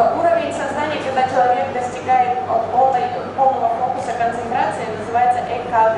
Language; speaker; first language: Russian; native; Russian